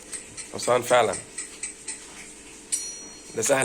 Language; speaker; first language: Arabic; native; Arabic